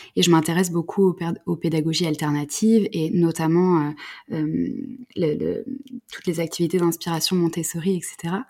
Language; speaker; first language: French; native; French